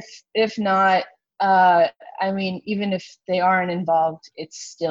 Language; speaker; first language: English; native; English